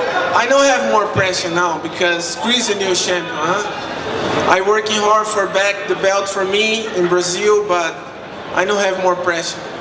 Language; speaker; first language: English; non-native, learner; Portuguese